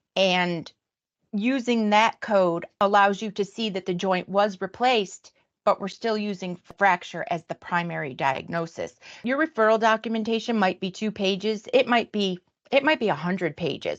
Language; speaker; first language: English; native; English